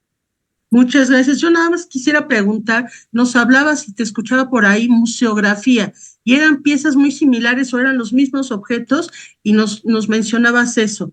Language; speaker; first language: Spanish; native; Spanish